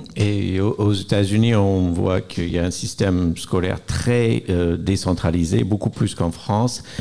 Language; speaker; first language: French; non-native, fluent; English